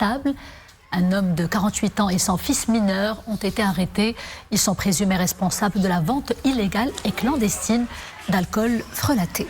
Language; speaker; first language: French; non-native, local second language; Arabic